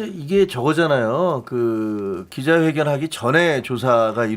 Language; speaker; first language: Korean; native; Korean